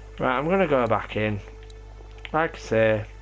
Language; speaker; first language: English; native; English